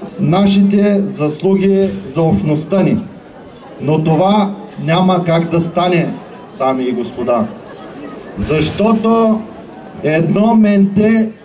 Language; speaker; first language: Bulgarian; non-native, local second language; Turkish